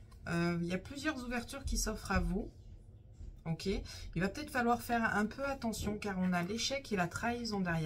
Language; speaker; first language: French; native; French